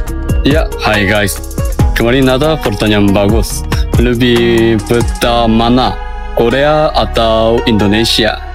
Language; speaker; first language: Indonesian; non-native, fluent; Korean